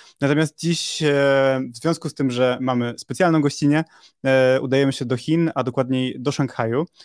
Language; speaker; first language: Polish; native; Polish